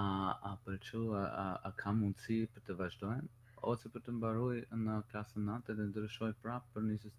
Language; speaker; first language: Albanian; non-native, learner; German